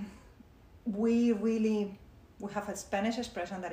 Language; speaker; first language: English; non-native, fluent; Spanish